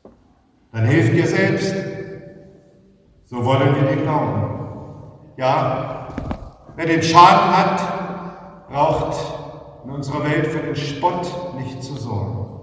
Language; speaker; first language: German; native; German